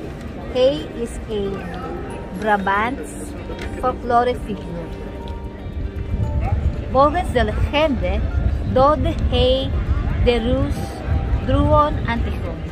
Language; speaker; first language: Dutch; non-native, learner; Filipino